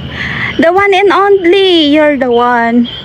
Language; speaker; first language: English; non-native, learner; Filipino